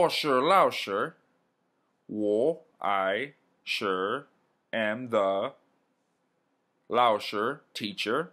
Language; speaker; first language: Chinese; non-native, learner; English